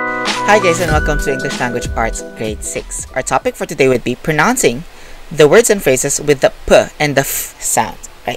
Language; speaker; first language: English; non-native, local second language; Filipino